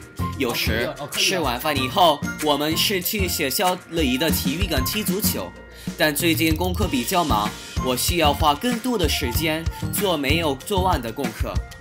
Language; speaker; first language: Chinese; non-native, fluent; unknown